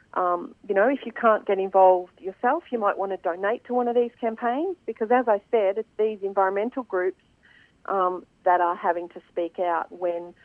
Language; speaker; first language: English; native; English